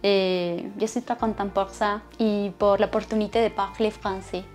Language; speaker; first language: French; non-native, learner; Spanish